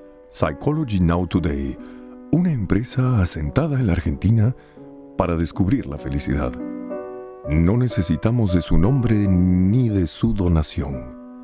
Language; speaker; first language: Spanish; native; Spanish